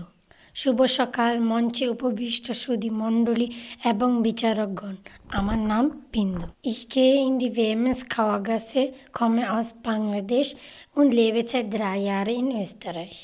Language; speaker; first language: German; early bilingual, other home language; Bangla